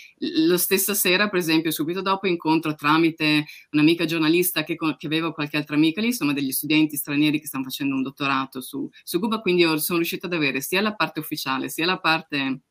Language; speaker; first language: Italian; native; Italian